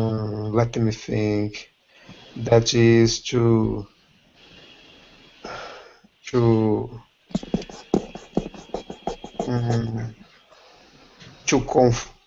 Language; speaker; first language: English; non-native, learner; Portuguese